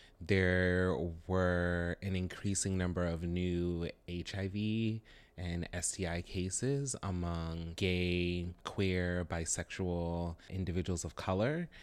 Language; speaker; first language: English; native; English